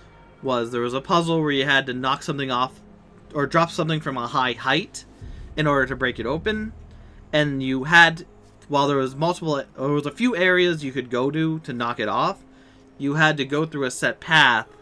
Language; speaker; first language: English; native; English